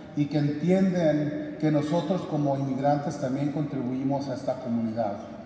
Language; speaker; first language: Spanish; early bilingual, heritage; Spanish